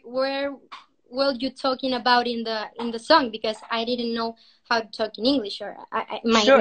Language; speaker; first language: English; non-native, learner; Spanish